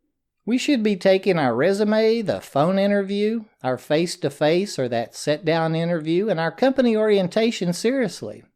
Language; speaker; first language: English; native; English